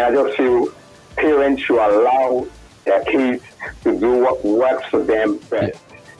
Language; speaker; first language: English; non-native, local second language; Yoruba